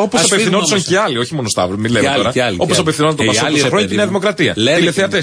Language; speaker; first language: Greek; native; Greek